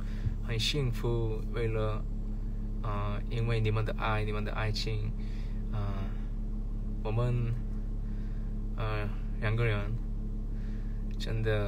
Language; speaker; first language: Chinese; non-native, learner; Korean